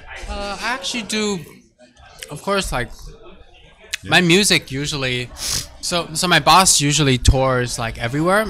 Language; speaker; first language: English; early bilingual, heritage; English